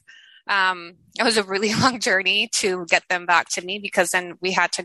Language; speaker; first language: English; early bilingual, other home language; Spanish